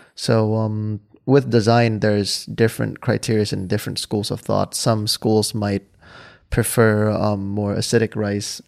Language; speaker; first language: English; non-native, fluent; Thai